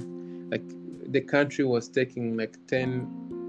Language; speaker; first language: English; non-native, local second language; Kinyarwanda